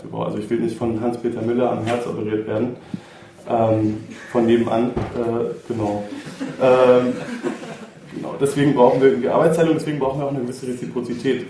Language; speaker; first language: German; native; German